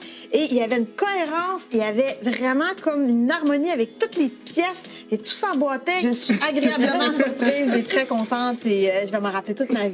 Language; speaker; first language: French; native; French